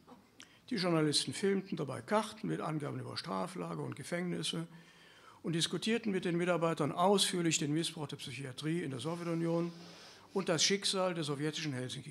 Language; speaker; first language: German; native; German